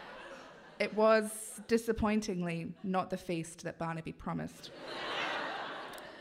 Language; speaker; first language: English; native; English